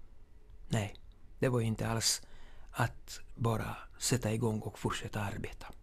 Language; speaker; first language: Swedish; non-native, fluent; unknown